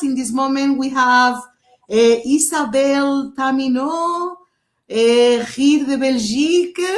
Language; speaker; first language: English; non-native, learner; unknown